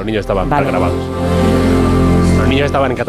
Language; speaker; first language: Spanish; native; Spanish